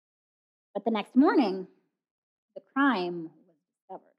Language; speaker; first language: English; native; English